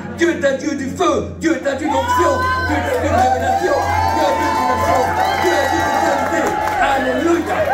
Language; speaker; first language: French; early bilingual, other home language; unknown